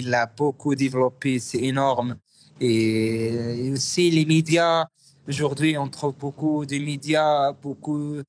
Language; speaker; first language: French; non-native, learner; Arabic